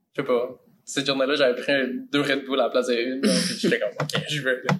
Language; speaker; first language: French; early bilingual, other home language; Spanish